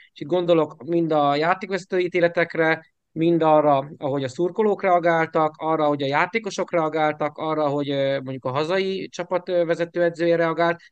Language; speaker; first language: Hungarian; native; Hungarian